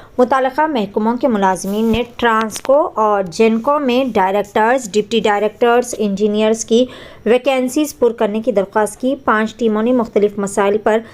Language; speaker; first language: Urdu; native; Urdu